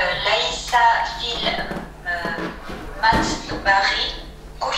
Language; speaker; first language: Arabic; non-native, learner; French